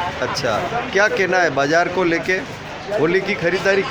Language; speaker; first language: Hindi; native; Hindi